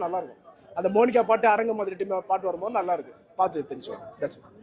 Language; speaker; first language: Tamil; native; Tamil